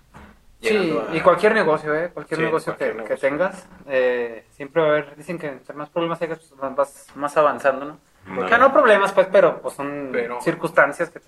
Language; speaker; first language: Spanish; native; Spanish